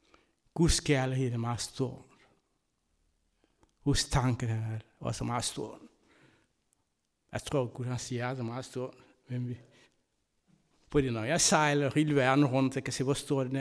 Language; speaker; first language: Danish; non-native, fluent; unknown